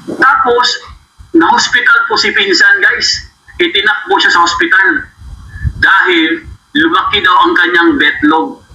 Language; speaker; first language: Filipino; non-native, local second language; Cebuano